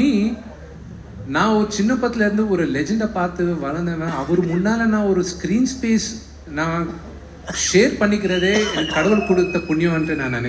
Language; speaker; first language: Tamil; non-native, local second language; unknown